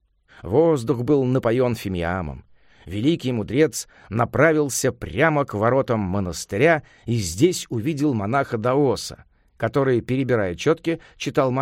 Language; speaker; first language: Russian; native; Russian